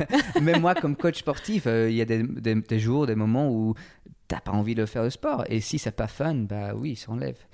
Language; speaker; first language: French; non-native, fluent; English